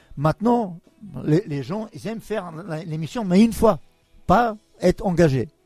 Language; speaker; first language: French; non-native, fluent; Albanian